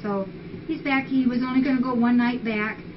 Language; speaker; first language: English; native; English